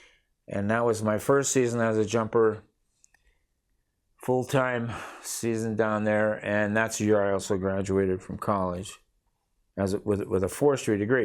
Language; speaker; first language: English; native; English